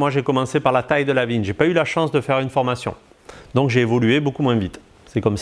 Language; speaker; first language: French; native; French